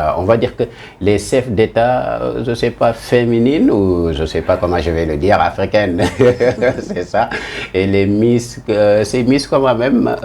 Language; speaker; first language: French; non-native, local second language; Wolof